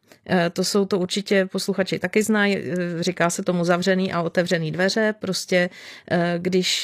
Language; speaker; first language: Czech; native; Czech